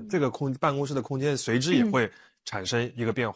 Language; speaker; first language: Chinese; native; Chinese